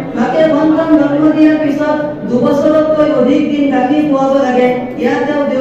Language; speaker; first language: Assamese; non-native, local second language; Bangla